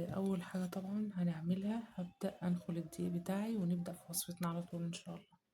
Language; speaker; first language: Arabic; native; Arabic